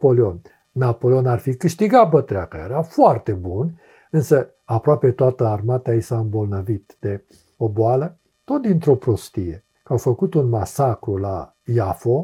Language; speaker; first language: Romanian; native; Romanian